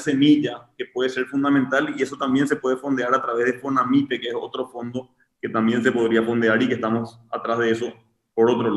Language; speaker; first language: Spanish; native; Spanish